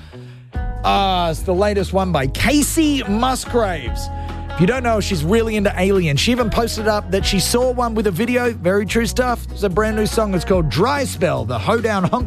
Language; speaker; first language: English; native; English